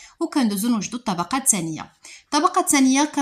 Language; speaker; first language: Arabic; native; Arabic